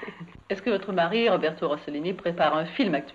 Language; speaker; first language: French; native; French